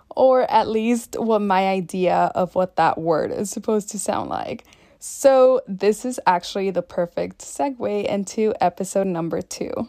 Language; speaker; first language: English; early bilingual, other home language; Spanish